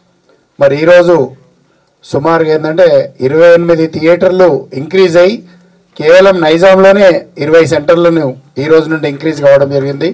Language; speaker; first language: Telugu; native; Telugu